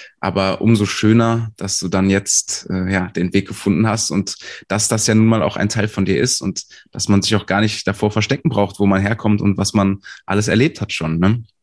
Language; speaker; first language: German; native; German